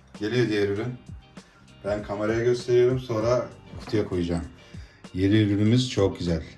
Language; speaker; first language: Turkish; early bilingual, heritage; Turkish